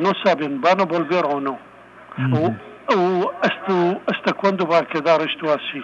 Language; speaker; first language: Spanish; non-native, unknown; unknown